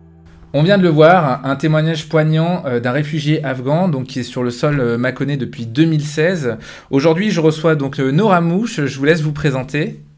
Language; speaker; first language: French; native; French